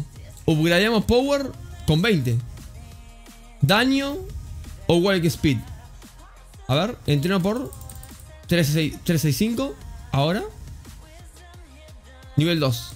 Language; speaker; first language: Spanish; native; Spanish